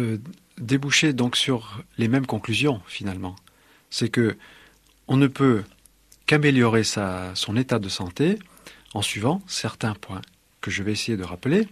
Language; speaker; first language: French; native; French